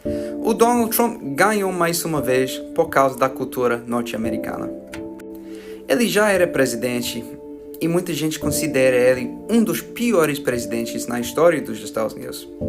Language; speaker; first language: Portuguese; non-native, fluent; English